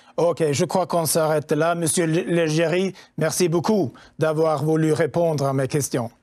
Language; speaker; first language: French; non-native, fluent; Swedish